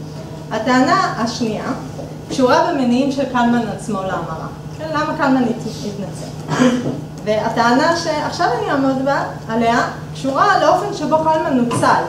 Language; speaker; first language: Hebrew; native; Hebrew